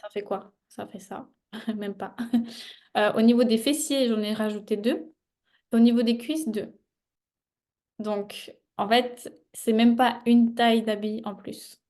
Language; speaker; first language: French; native; French